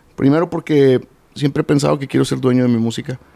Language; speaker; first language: Spanish; native; Spanish